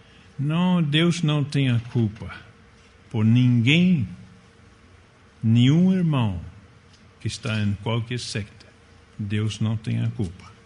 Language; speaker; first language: Portuguese; non-native, fluent; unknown